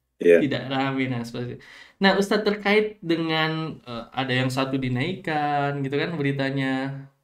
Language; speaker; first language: Indonesian; native; Indonesian